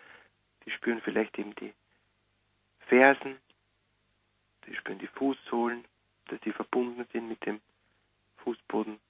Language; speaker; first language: German; native; German